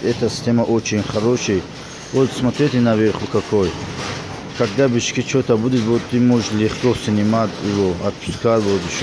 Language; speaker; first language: Russian; non-native, fluent; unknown